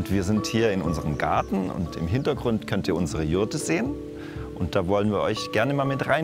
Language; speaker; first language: German; native; German